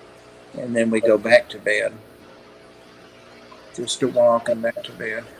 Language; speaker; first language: English; native; English